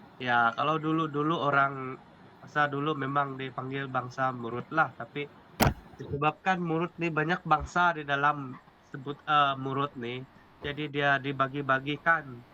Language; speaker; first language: Malay; non-native, local second language; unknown